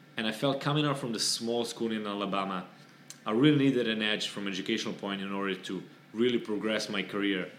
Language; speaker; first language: English; non-native, fluent; Serbian